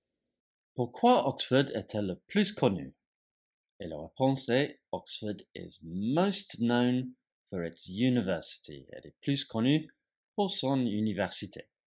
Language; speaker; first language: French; non-native, fluent; English